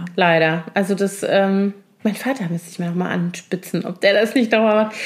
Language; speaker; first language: German; native; German